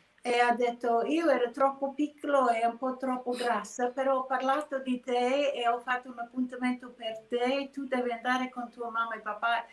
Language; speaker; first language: Italian; non-native, fluent; English